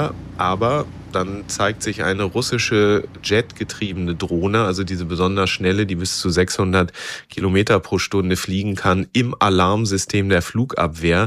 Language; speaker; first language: German; native; German